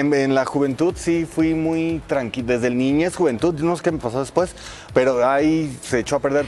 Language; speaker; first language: Spanish; native; Spanish